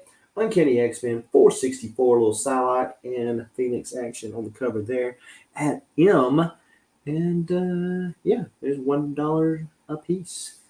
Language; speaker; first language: English; native; English